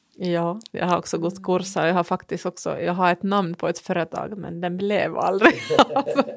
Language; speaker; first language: Swedish; non-native, local second language; Finnish